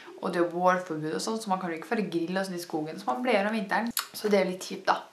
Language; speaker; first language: Norwegian; native; Norwegian